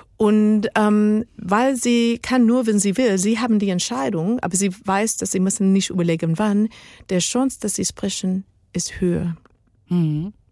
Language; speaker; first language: German; non-native, learner; Spanish